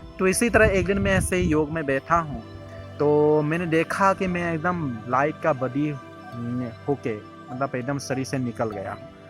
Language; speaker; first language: Hindi; non-native, local second language; Assamese